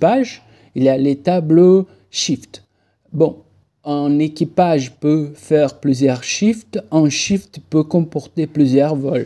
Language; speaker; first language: French; non-native, fluent; Portuguese